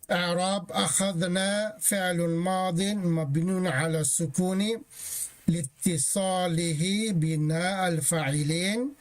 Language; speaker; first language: Arabic; non-native, fluent; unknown